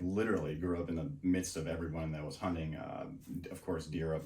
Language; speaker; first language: English; native; English